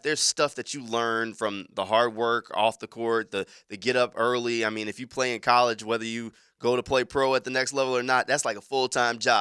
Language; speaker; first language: English; native; English